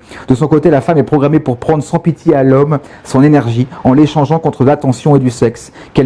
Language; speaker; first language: French; native; French